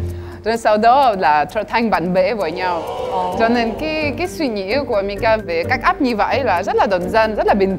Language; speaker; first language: Vietnamese; non-native, fluent; French